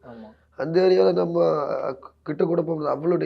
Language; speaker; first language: Tamil; non-native, learner; Malayalam